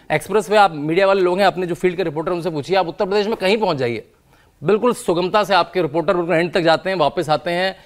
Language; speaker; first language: Hindi; native; Hindi